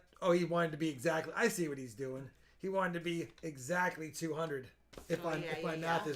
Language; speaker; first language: English; native; English